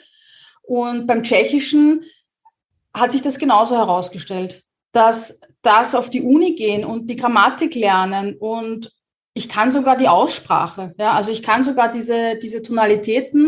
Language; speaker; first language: German; native; German